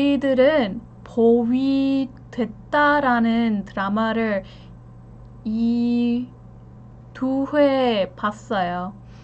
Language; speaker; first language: Korean; non-native, learner; English